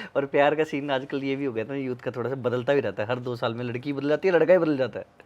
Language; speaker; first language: Hindi; native; Hindi